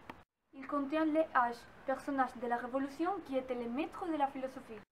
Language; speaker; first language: French; non-native, learner; Spanish